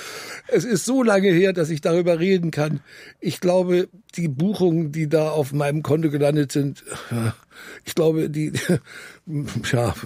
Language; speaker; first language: German; native; German